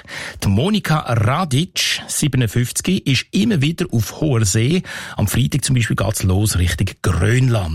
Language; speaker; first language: German; native; German